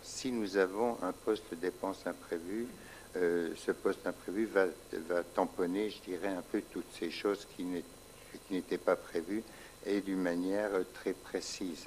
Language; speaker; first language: French; native; French